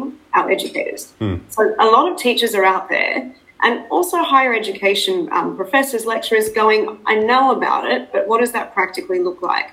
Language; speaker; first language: English; native; English